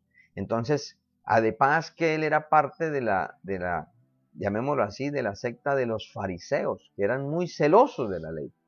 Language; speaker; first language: Spanish; native; Spanish